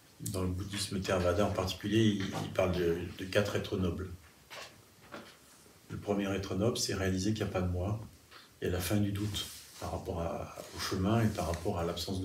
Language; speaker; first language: French; native; French